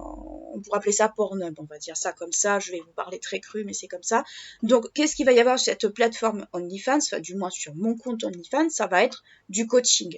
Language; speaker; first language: French; native; French